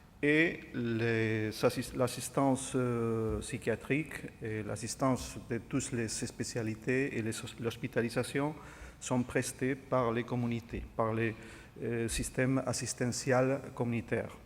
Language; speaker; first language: French; non-native, fluent; Spanish